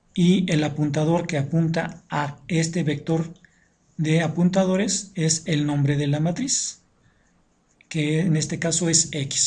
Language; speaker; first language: Spanish; native; Spanish